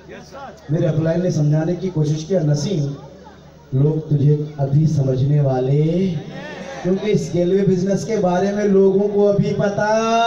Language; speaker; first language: Hindi; native; Hindi